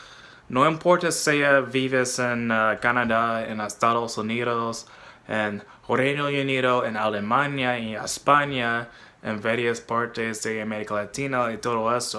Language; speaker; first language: Spanish; non-native, fluent; English